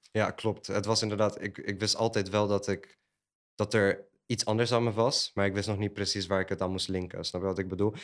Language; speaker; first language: Dutch; early bilingual, other home language; Polish